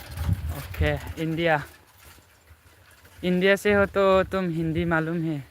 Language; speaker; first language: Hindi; non-native, local second language; Bodo